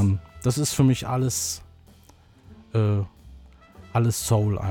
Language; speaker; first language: German; native; German